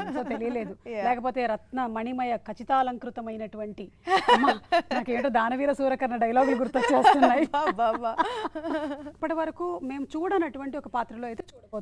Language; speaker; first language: Telugu; native; Telugu